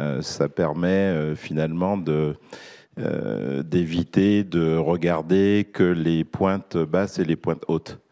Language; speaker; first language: French; native; French